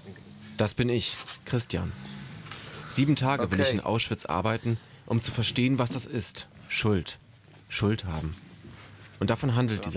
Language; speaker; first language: German; native; German